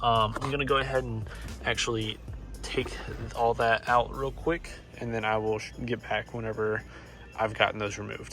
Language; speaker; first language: English; native; English